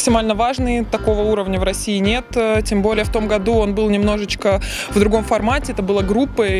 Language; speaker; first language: Russian; native; Russian